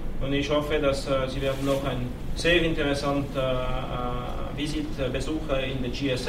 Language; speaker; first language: German; non-native, learner; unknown